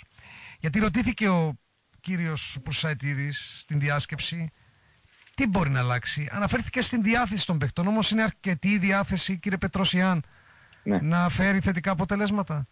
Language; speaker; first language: Greek; native; Greek